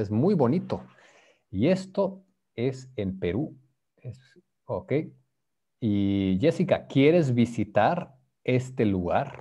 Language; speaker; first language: Spanish; non-native, fluent; English